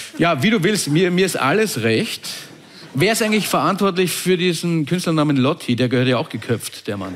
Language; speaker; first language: German; native; German